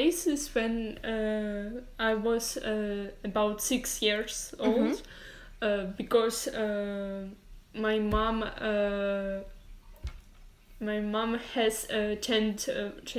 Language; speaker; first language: English; non-native, learner; Ukrainian